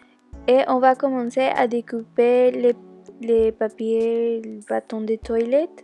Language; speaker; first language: French; non-native, learner; Spanish